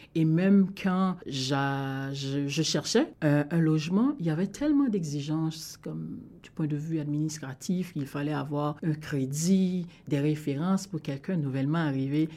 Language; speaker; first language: French; non-native, local second language; Haitian Creole